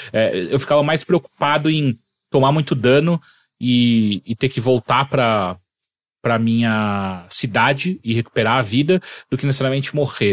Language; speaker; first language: Portuguese; native; Portuguese